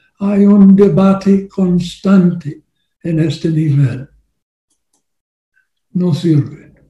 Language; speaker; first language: Spanish; non-native, learner; English